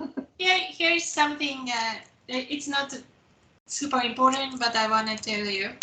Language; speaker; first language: English; non-native, fluent; Japanese